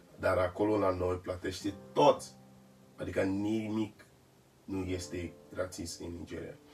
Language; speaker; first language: Romanian; non-native, learner; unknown